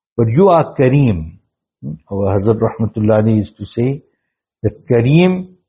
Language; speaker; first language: English; native; English